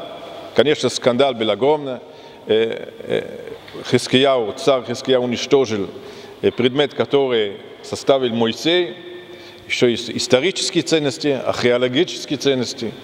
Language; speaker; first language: Russian; non-native, fluent; German